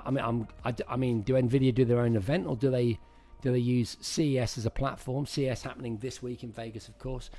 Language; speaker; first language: English; native; English